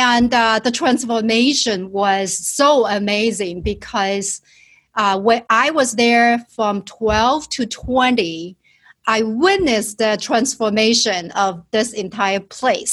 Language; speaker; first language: English; non-native, fluent; Chinese